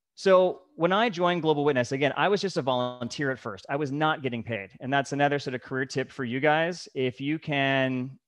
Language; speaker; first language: English; native; English